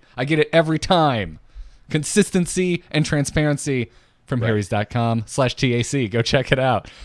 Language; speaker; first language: English; native; English